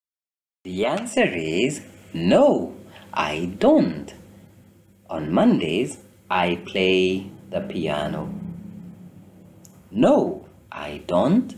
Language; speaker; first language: English; non-native, fluent; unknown